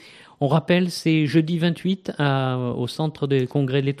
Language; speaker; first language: French; native; French